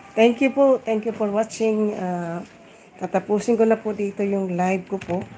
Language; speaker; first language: Filipino; non-native, local second language; Waray